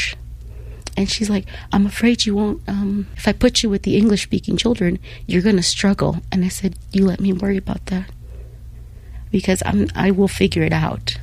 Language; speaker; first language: English; non-native, local second language; Spanish